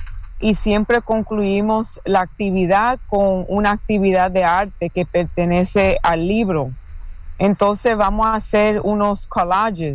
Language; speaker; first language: Spanish; non-native, fluent; English